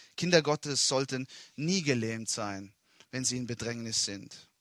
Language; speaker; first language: German; non-native, fluent; Italian